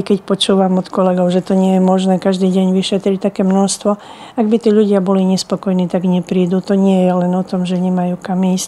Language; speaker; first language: Slovak; native; Slovak